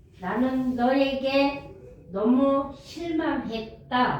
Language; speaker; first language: Korean; non-native, learner; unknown